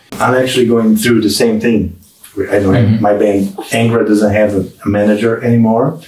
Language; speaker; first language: English; non-native, fluent; Portuguese